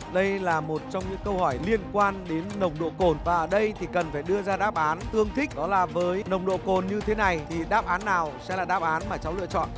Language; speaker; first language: Vietnamese; native; Vietnamese